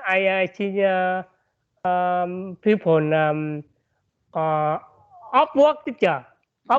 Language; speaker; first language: English; non-native, learner; Vietnamese